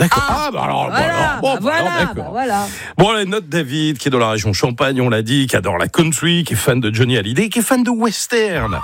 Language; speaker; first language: French; native; French